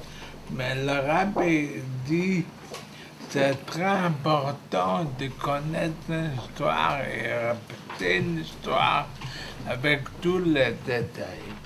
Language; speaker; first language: French; non-native, fluent; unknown